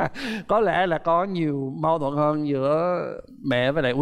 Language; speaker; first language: Vietnamese; non-native, fluent; English